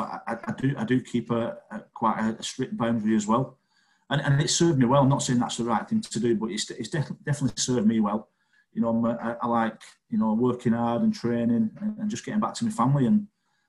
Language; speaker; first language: English; native; English